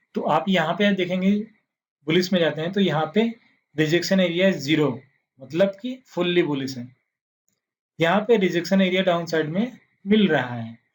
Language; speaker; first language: Hindi; native; Hindi